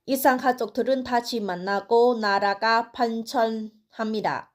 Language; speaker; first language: Korean; non-native, learner; Thai